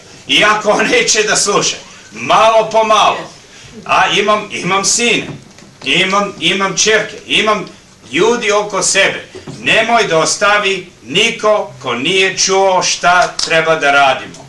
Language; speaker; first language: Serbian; early bilingual, heritage; Serbian